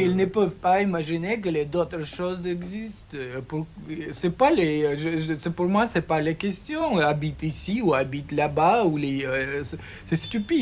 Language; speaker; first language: French; non-native, learner; Russian